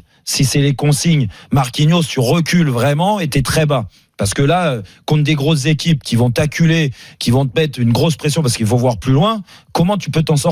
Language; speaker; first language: French; native; French